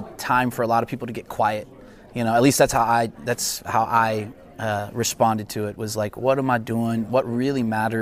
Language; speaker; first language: English; native; English